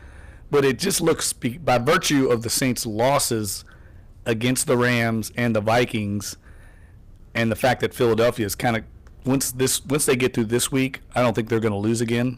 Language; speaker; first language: English; native; English